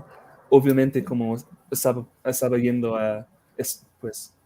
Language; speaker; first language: Spanish; non-native, fluent; English